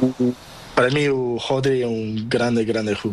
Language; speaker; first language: Spanish; non-native, learner; Portuguese